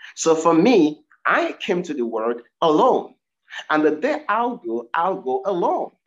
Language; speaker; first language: English; non-native, local second language; Igbo